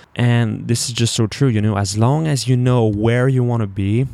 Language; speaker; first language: English; non-native, fluent; French